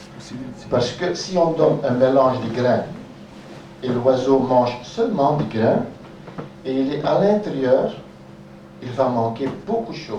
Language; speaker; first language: French; non-native, local second language; Dutch